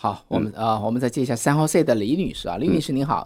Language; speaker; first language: Chinese; native; Chinese